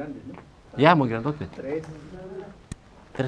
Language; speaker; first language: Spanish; non-native, learner; English